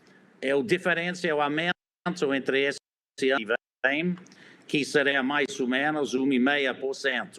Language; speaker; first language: Portuguese; non-native, fluent; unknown